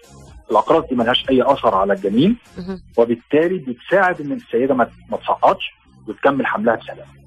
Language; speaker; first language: Arabic; native; Arabic